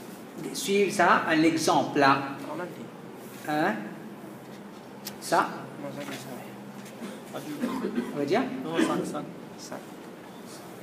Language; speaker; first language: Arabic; non-native, fluent; Morisyen